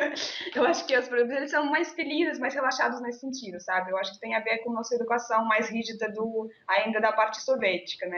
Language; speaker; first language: Portuguese; non-native, fluent; Russian